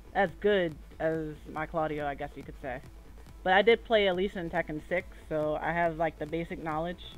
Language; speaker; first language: English; native; English